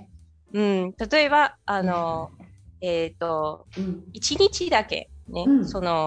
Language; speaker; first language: Japanese; non-native, fluent; Spanish